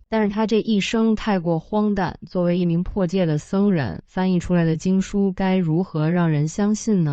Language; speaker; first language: Chinese; native; Chinese